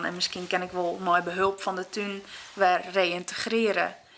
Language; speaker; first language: Dutch; non-native, local second language; Western Frisian